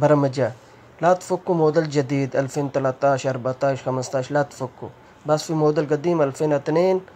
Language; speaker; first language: Arabic; non-native, learner; Urdu